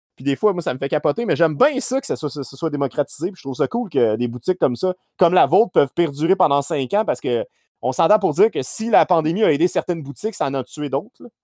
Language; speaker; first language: French; native; French